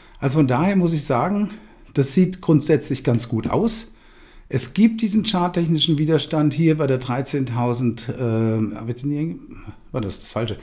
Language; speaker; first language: German; native; German